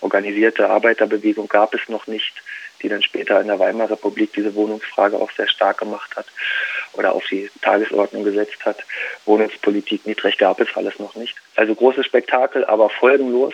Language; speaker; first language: German; native; German